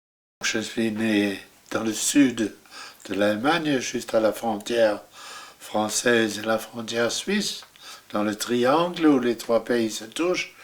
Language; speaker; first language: French; non-native, fluent; German